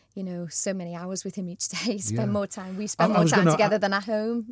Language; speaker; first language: English; native; English